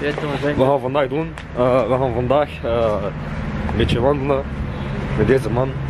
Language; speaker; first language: Dutch; non-native, local second language; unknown